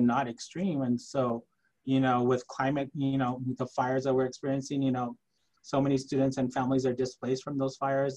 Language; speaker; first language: English; early bilingual, other home language; Spanish